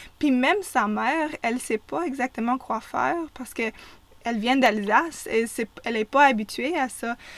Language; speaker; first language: French; non-native, fluent; English